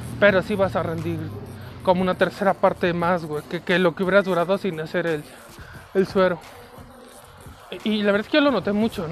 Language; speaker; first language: Spanish; native; Spanish